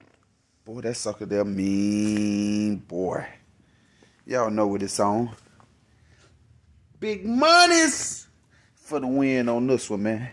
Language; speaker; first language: English; native; English